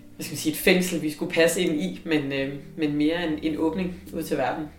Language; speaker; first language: Danish; native; Danish